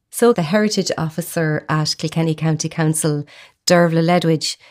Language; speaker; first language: English; native; English